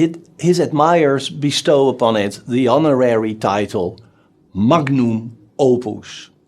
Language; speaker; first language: English; non-native, fluent; Dutch